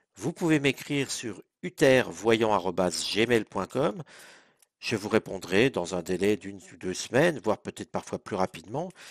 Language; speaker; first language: French; native; French